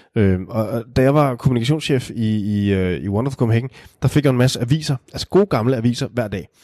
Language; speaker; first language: Danish; native; Danish